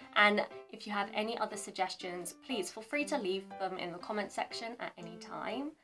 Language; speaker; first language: English; native; English